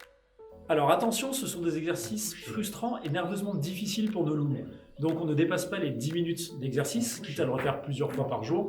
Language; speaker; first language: French; native; French